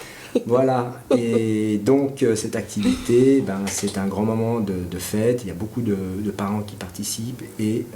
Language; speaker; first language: French; native; French